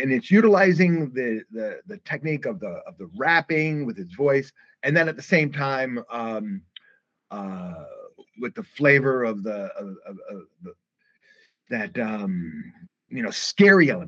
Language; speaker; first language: English; native; English